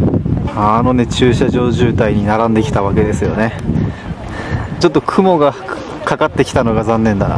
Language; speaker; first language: Japanese; native; Japanese